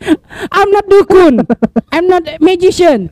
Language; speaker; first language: English; non-native, learner; Indonesian